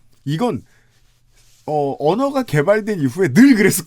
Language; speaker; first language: Korean; native; Korean